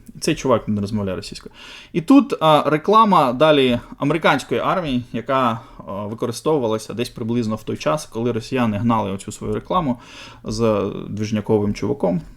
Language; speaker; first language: Ukrainian; native; Ukrainian